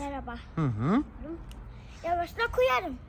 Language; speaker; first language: Turkish; early bilingual, heritage; Turkish